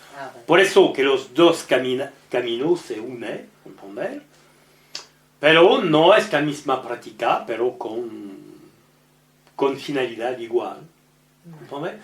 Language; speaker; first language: Spanish; non-native, learner; French